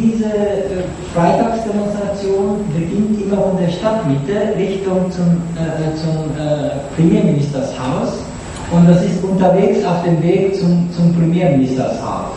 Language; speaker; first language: German; non-native, fluent; Japanese